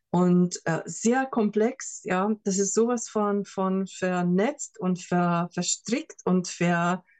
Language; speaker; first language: German; non-native, fluent; Hungarian